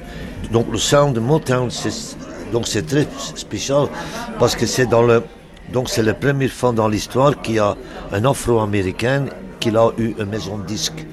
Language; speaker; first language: French; non-native, local second language; Dutch